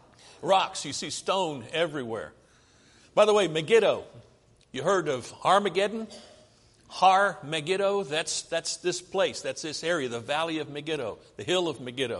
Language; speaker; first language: English; native; English